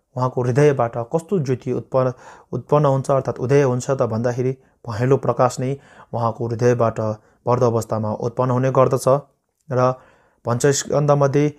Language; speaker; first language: Nepali; non-native, local second language; Sherpa